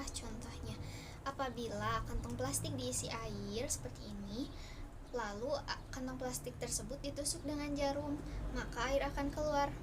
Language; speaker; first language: Indonesian; native; Indonesian